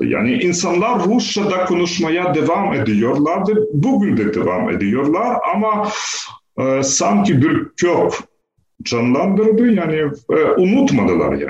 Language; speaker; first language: Turkish; non-native, fluent; Ukrainian